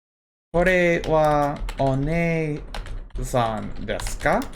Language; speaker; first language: Japanese; non-native, learner; English